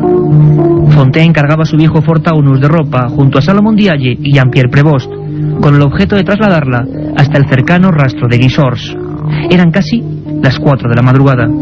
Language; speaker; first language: Spanish; native; Spanish